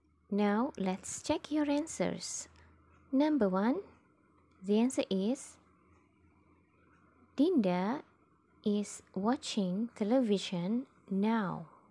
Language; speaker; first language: English; non-native, fluent; Indonesian